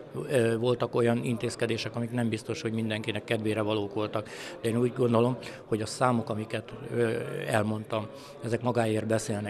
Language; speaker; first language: Hungarian; native; Hungarian